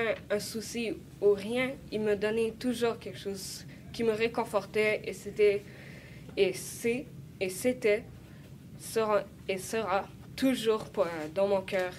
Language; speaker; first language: French; early bilingual, other home language; Arabic